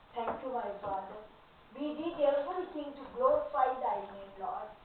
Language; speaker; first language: English; non-native, local second language; Tamil